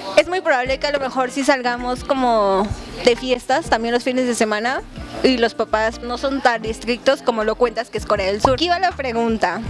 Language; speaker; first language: Spanish; native; Spanish